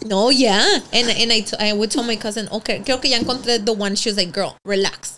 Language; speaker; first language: English; early bilingual, other home language; Spanish